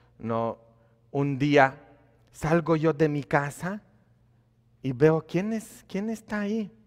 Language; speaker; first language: Spanish; non-native, fluent; Polish